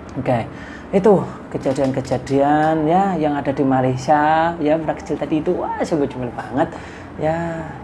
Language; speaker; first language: Indonesian; native; Indonesian